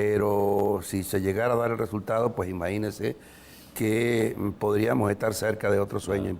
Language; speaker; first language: Spanish; native; Spanish